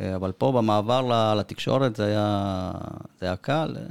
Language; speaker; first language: Hebrew; early bilingual, other home language; Spanish